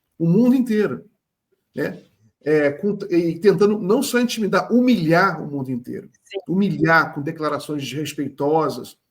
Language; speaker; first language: Portuguese; native; Portuguese